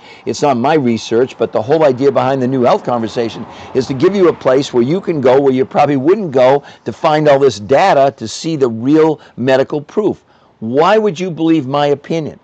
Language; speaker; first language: English; native; English